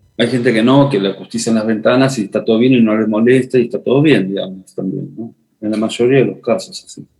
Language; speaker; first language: Spanish; native; Spanish